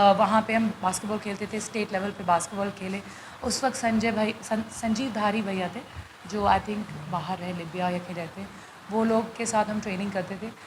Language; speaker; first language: Hindi; non-native, local second language; Bhojpuri